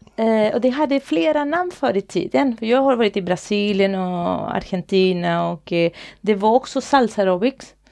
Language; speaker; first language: Swedish; non-native, fluent; Spanish